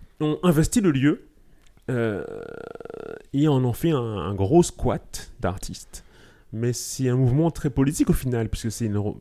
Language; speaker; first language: French; native; French